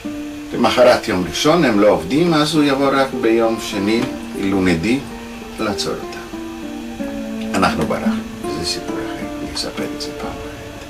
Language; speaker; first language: Hebrew; non-native, fluent; Italian